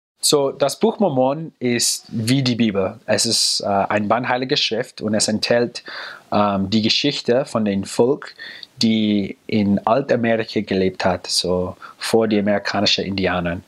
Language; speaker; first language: German; non-native, fluent; English